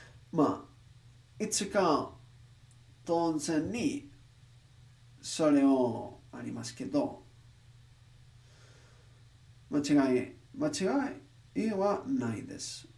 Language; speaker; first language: Japanese; non-native, learner; English